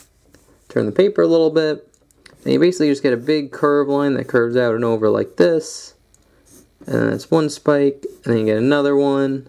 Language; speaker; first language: English; native; English